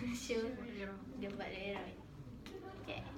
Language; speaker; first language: English; non-native, learner; Malay